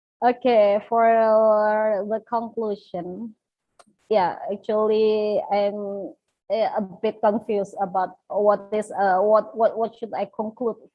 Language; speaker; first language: English; non-native, learner; Indonesian